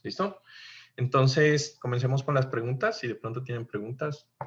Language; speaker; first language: Spanish; native; Spanish